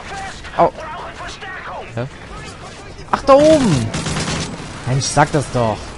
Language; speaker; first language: German; native; German